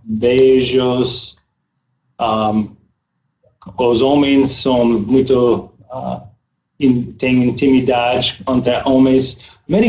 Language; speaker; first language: Portuguese; non-native, learner; English